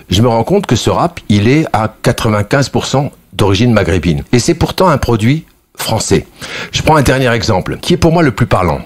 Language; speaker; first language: French; early bilingual, other home language; Kabyle